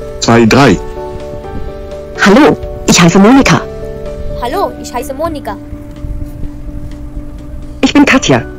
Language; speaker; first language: German; non-native, fluent; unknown